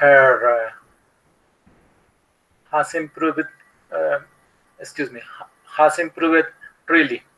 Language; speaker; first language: English; non-native, learner; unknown